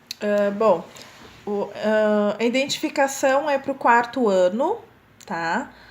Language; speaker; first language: Portuguese; native; Portuguese